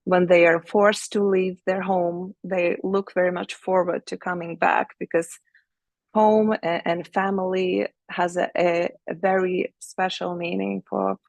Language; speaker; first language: English; non-native, fluent; Ukrainian